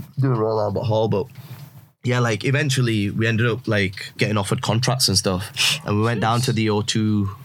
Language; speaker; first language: English; early bilingual, other home language; Urdu